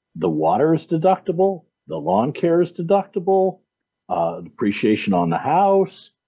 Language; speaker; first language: English; native; English